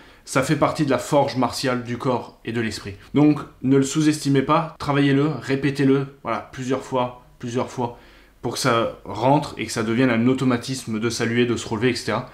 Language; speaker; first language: French; native; French